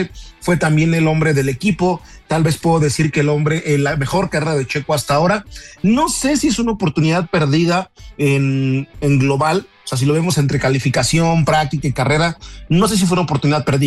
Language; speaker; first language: Spanish; native; Spanish